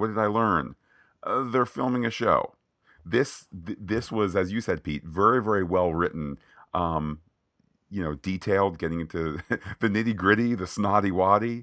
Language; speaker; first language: English; native; English